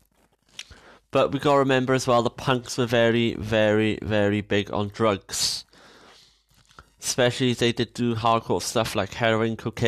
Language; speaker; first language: English; native; English